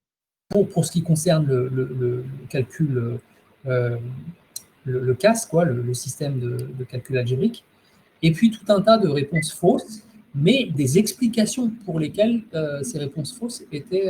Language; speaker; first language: French; native; French